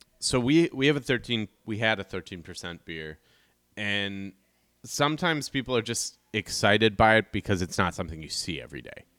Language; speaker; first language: English; native; English